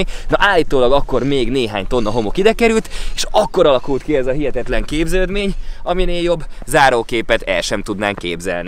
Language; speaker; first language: Hungarian; native; Hungarian